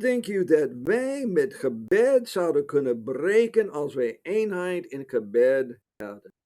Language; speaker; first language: Dutch; non-native, fluent; English